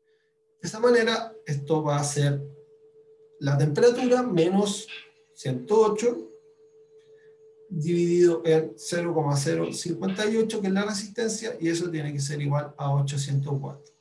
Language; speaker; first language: Spanish; native; Spanish